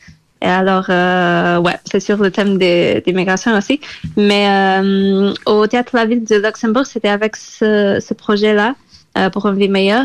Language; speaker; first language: French; non-native, fluent; Portuguese